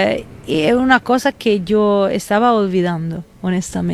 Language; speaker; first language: Spanish; non-native, fluent; Italian